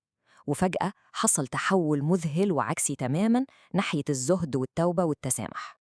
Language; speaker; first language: Arabic; native; Arabic